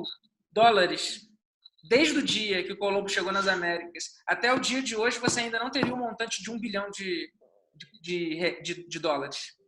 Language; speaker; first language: Portuguese; native; Portuguese